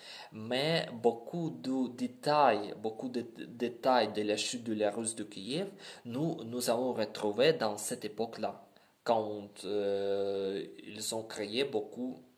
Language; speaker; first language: French; non-native, learner; Ukrainian